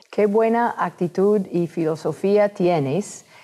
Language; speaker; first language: Spanish; non-native, fluent; English